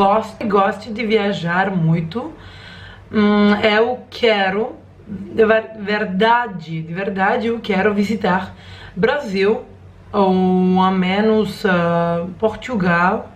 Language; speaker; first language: Portuguese; non-native, learner; Croatian